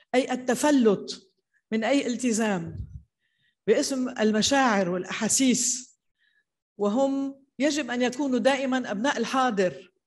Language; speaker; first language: Arabic; native; Arabic